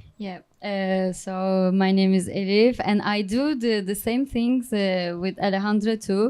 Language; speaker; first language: English; non-native, learner; Turkish